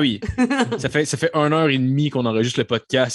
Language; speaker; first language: French; native; French